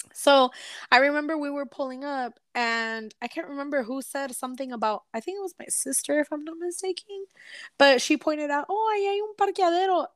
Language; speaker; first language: English; early bilingual, other home language; Spanish